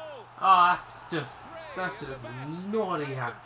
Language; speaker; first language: English; native; English